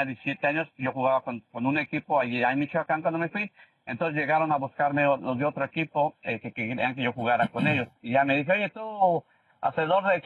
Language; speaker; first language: Spanish; native; Spanish